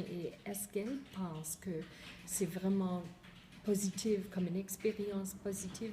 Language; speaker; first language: French; non-native, fluent; English